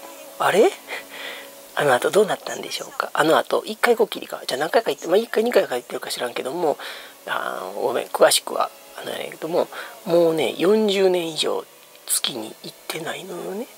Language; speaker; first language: Japanese; native; Japanese